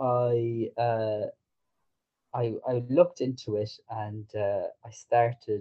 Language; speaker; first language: English; native; English